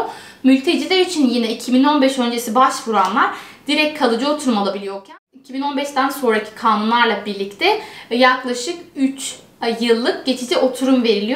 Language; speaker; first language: Turkish; native; Turkish